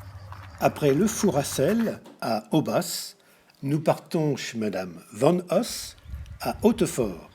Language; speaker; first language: French; native; French